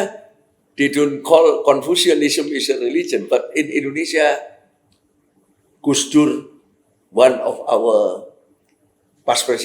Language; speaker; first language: English; non-native, fluent; Indonesian